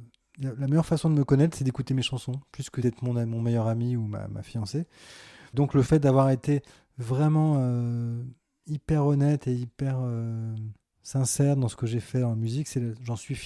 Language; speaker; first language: French; native; French